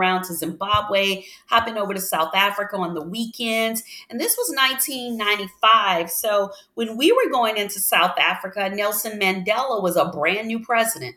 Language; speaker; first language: English; native; English